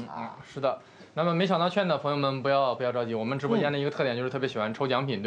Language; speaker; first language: Chinese; native; Chinese